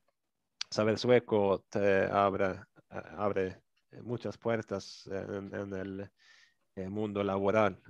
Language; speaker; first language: Spanish; non-native, fluent; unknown